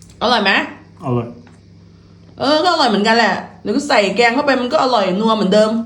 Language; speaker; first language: Thai; native; Thai